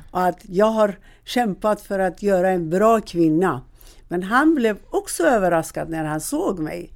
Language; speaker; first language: Swedish; non-native, fluent; Persian